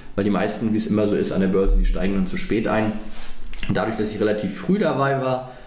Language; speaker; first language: German; native; German